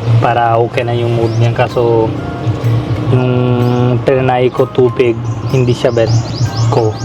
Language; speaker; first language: Filipino; non-native, learner; Hindi